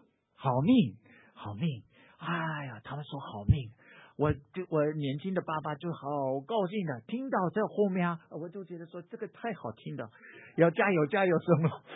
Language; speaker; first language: Chinese; non-native, fluent; English